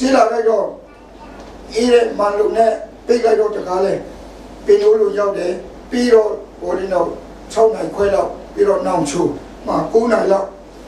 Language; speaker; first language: Burmese; non-native, local second language; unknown